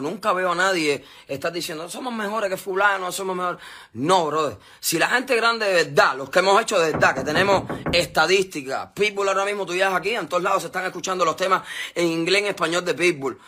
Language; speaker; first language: Spanish; native; Spanish